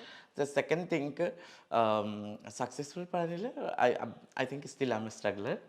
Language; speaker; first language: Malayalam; non-native, local second language; Assamese